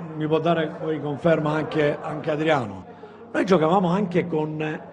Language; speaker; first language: Italian; native; Italian